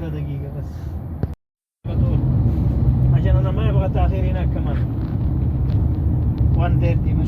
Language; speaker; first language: Arabic; non-native, learner; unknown